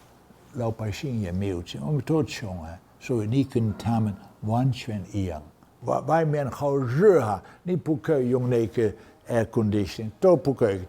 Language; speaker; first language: Chinese; non-native, fluent; Dutch